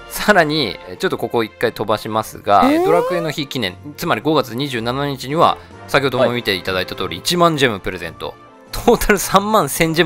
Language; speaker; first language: Japanese; native; Japanese